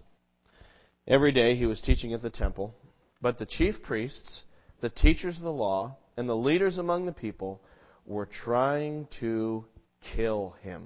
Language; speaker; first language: English; native; English